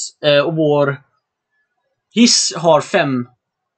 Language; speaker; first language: Swedish; native; Swedish